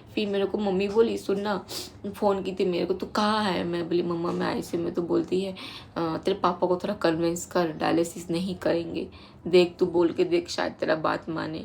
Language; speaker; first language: Hindi; non-native, local second language; Bangla